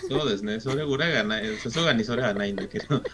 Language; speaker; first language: Japanese; non-native, learner; Spanish